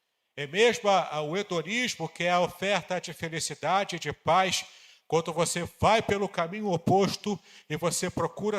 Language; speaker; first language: Portuguese; native; Portuguese